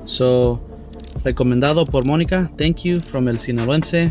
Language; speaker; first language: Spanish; early bilingual, heritage; Spanish